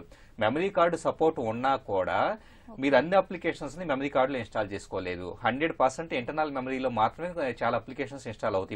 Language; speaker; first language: Telugu; native; Telugu